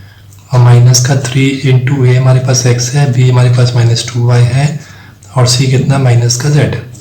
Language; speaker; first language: Hindi; native; Hindi